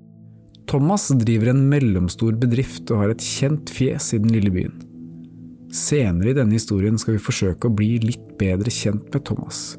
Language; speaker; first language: Norwegian; native; Norwegian